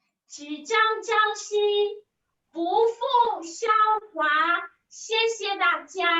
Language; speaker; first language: Chinese; non-native, learner; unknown